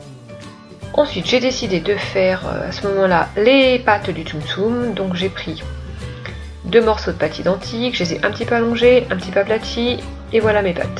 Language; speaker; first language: French; native; French